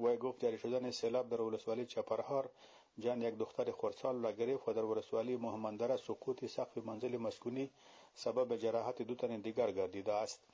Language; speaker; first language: Persian; non-native, local second language; Pashto